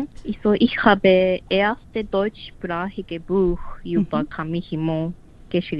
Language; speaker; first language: German; non-native, learner; Japanese